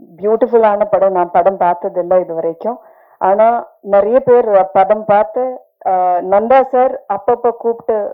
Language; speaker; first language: Tamil; non-native, learner; Malayalam